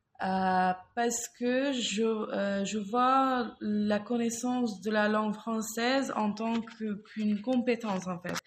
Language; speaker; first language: French; non-native, fluent; Bangla